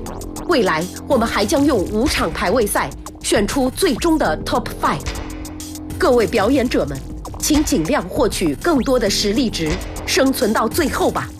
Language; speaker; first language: Chinese; native; Chinese